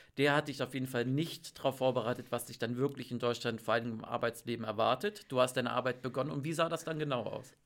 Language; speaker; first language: German; native; German